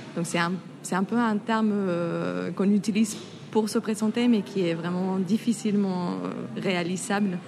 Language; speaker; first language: French; non-native, fluent; Spanish